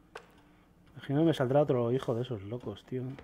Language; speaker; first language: Spanish; native; Spanish